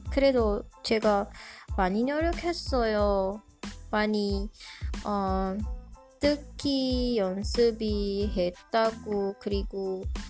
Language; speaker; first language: Korean; non-native, learner; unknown